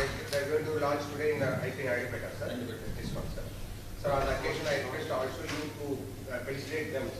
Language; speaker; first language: English; non-native, local second language; Telugu